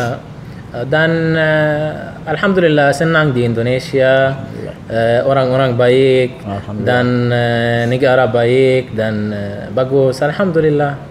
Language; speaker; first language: Indonesian; non-native, learner; Arabic